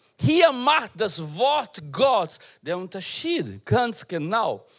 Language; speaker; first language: German; non-native, learner; Portuguese